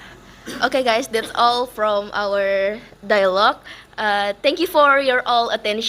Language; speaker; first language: English; non-native, learner; Indonesian